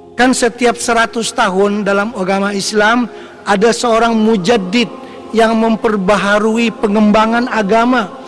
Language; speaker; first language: Indonesian; non-native, local second language; Banjar